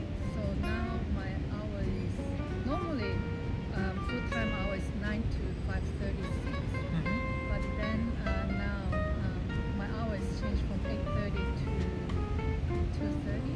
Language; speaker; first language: English; non-native, local second language; Japanese